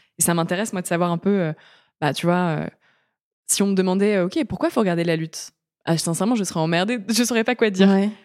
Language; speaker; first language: French; native; French